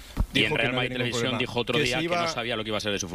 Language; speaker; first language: Spanish; native; Spanish